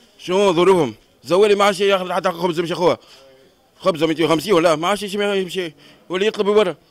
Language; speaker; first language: Arabic; native; Arabic